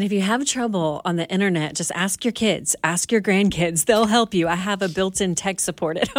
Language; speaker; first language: English; native; English